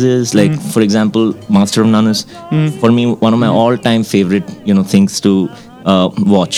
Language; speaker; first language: English; non-native, local second language; Hindi